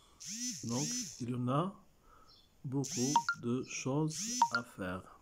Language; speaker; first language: French; non-native, local second language; Arabic